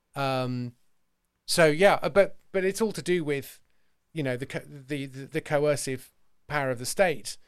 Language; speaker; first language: English; native; English